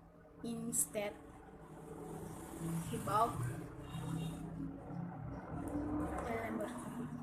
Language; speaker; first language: English; non-native, learner; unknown